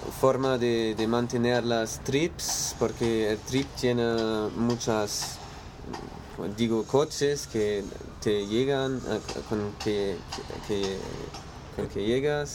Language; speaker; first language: Spanish; non-native, learner; German